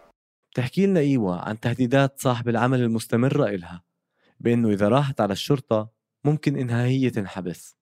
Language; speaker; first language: Arabic; native; Arabic